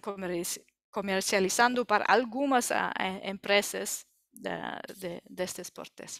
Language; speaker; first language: Spanish; non-native, learner; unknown